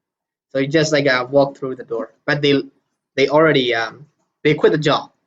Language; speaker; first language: English; non-native, fluent; Burmese